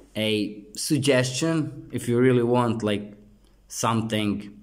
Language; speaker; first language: English; non-native, fluent; Croatian